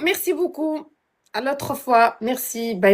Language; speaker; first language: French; non-native, learner; Arabic